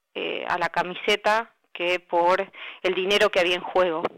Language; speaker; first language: Spanish; native; Spanish